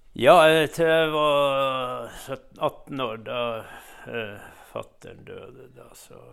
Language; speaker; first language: Norwegian; native; Norwegian